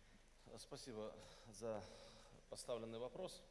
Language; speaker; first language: Russian; native; Russian